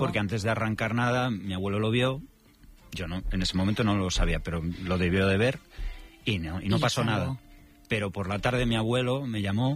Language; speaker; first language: Spanish; native; Spanish